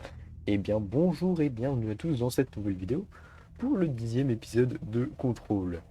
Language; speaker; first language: French; native; French